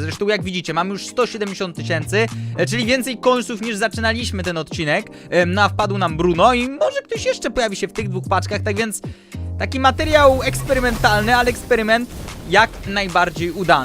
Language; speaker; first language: Polish; native; Polish